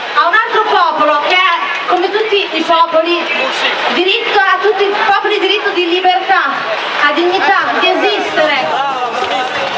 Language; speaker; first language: Italian; native; Italian